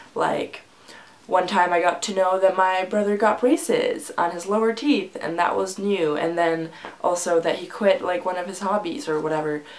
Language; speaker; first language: English; non-native, fluent; Finnish